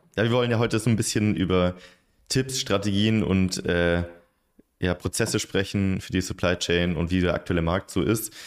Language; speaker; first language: German; native; German